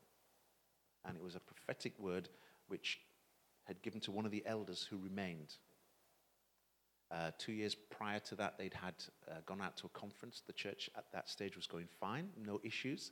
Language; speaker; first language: English; native; English